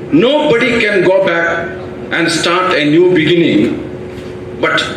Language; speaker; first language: English; non-native, local second language; Malayalam